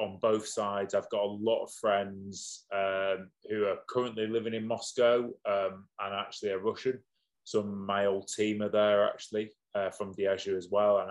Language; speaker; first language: English; native; English